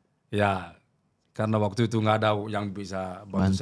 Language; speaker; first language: Indonesian; non-native, learner; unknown